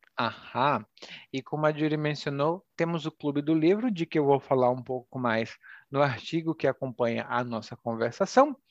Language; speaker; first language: Portuguese; native; Portuguese